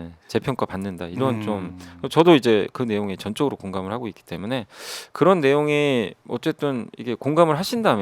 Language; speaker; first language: Korean; native; Korean